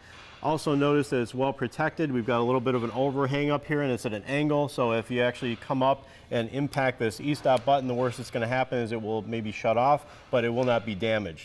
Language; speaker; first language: English; native; English